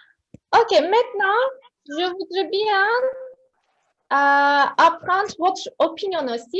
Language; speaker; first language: French; non-native, fluent; Turkish